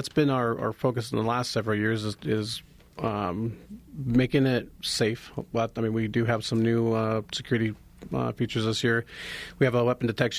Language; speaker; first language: English; native; English